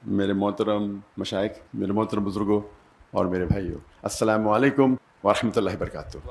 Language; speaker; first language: Urdu; non-native, local second language; Konkani